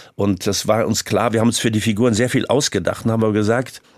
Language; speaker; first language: German; native; German